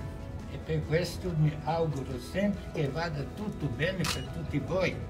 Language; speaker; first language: Italian; non-native, fluent; Spanish